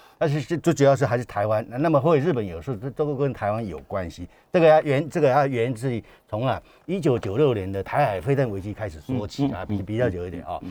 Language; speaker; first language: Chinese; native; Chinese